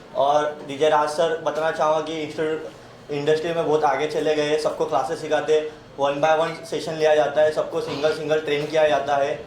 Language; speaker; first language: Hindi; non-native, local second language; Marathi